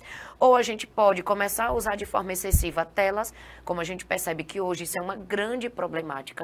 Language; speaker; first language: Portuguese; native; Portuguese